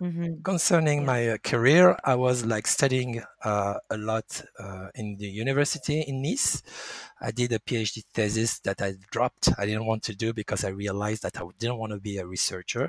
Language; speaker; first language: English; non-native, fluent; French